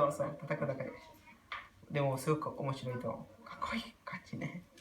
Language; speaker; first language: Japanese; non-native, learner; Spanish